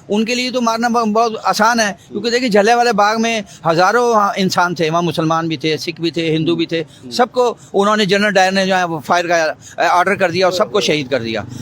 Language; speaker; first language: Urdu; non-native, local second language; Punjabi